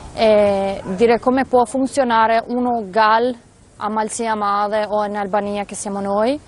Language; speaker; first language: Italian; non-native, fluent; Albanian